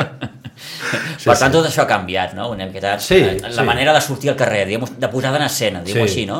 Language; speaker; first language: Catalan; native; Catalan